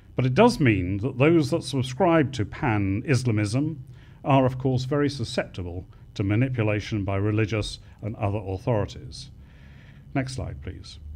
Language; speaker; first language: English; native; English